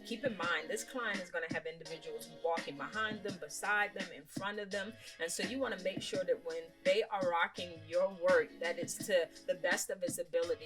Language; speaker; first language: English; native; English